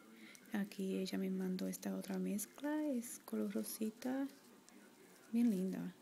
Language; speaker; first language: Spanish; early bilingual, heritage; Spanish